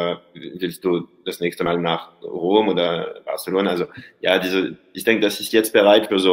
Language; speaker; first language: German; non-native, learner; French